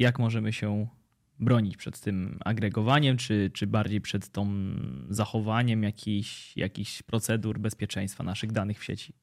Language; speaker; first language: Polish; native; Polish